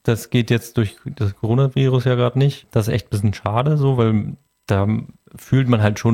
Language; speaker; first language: German; native; German